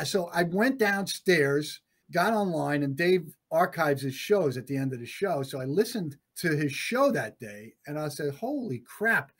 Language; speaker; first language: English; native; English